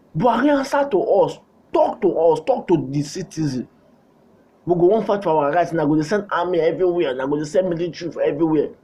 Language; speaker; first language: Nigerian Pidgin; non-native, local second language; Yoruba